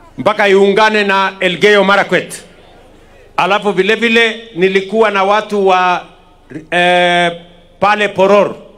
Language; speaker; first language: Swahili; non-native, local second language; Kalenjin